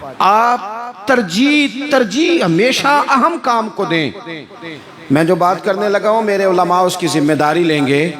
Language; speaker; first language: Urdu; non-native, local second language; Punjabi